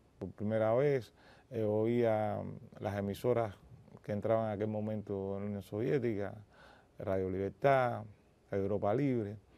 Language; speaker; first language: Spanish; native; Spanish